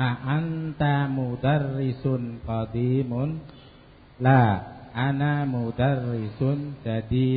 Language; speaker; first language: Arabic; non-native, learner; Indonesian